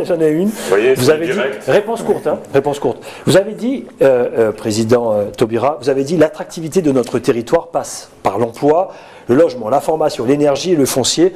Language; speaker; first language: French; native; French